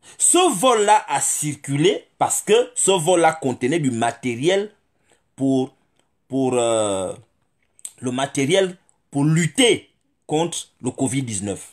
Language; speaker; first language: French; non-native, local second language; Fang